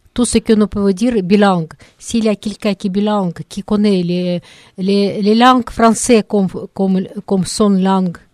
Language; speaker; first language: French; non-native, learner; Russian